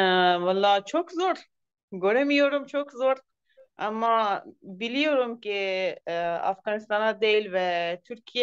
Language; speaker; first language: Turkish; non-native, learner; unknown